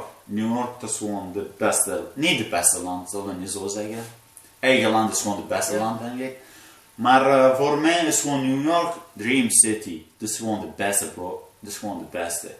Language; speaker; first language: Dutch; early bilingual, other home language; Arabic